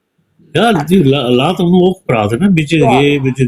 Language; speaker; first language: Dutch; non-native, fluent; Punjabi